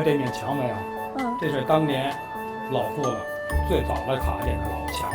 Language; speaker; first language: Chinese; native; Chinese